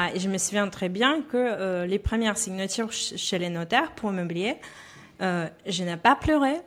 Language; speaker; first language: French; non-native, fluent; Russian